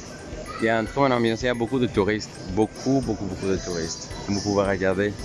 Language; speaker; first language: French; non-native, fluent; Spanish